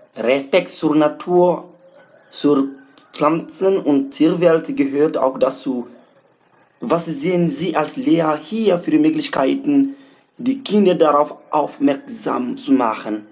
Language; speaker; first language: German; non-native, learner; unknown